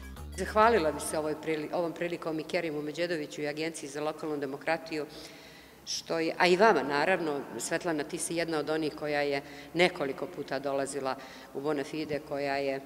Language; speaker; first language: Serbian; native; Serbian